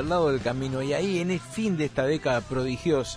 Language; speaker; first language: Spanish; native; Spanish